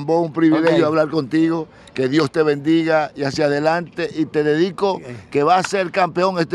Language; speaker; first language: Spanish; native; Spanish